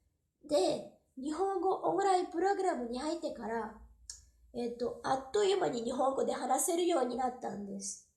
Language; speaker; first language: Japanese; non-native, fluent; Portuguese